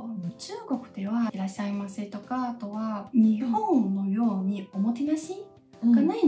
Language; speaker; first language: Japanese; non-native, fluent; Chinese